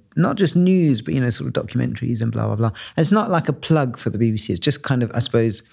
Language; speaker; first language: English; native; English